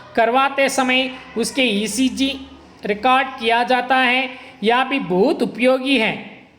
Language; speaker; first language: Hindi; non-native, local second language; Kannada